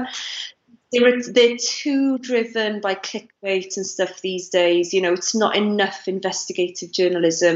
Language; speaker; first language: English; non-native, local second language; Welsh